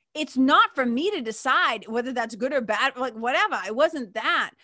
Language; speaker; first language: English; native; English